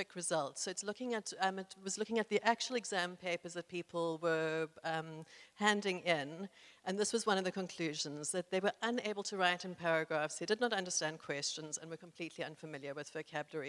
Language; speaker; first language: English; native; English